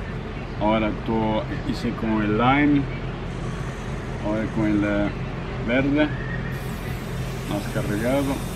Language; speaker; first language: Spanish; non-native, fluent; Portuguese